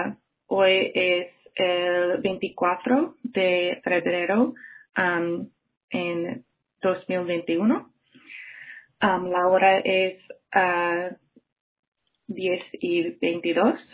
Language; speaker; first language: Spanish; non-native, fluent; English